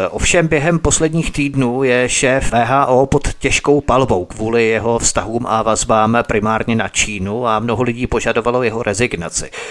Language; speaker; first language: Czech; native; Czech